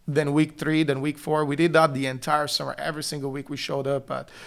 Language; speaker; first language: English; non-native, fluent; Bulgarian